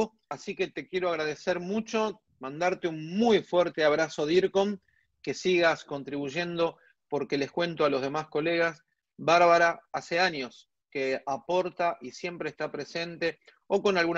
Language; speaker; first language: Spanish; native; Spanish